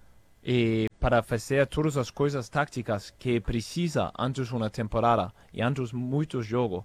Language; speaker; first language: Portuguese; non-native, fluent; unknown